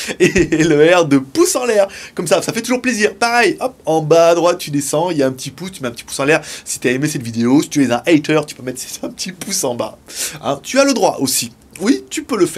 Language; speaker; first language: French; native; French